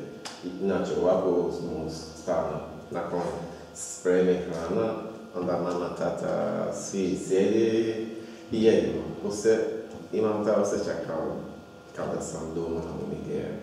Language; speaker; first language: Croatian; non-native, learner; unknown